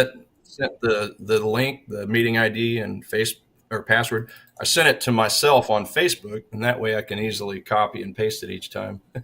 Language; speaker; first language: English; native; English